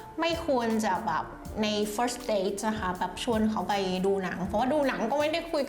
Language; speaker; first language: Thai; non-native, fluent; Vietnamese